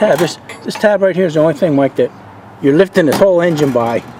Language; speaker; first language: English; native; English